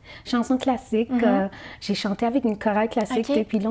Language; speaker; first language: French; non-native, fluent; Arabic